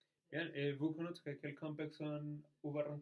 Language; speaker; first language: French; non-native, learner; Spanish